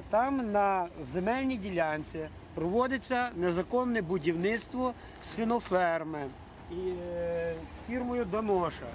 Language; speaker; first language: Ukrainian; native; Ukrainian